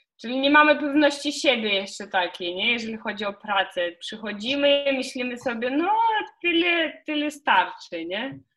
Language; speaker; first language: Polish; non-native, fluent; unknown